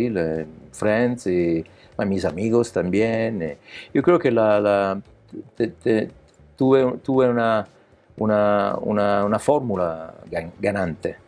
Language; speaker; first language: Spanish; non-native, learner; Italian